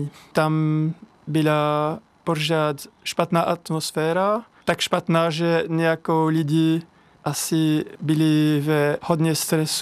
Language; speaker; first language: Czech; non-native, learner; French